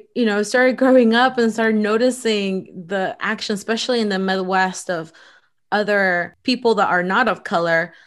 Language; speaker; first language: English; early bilingual, other home language; Spanish